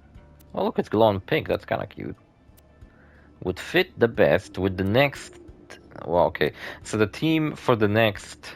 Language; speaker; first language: English; non-native, fluent; Polish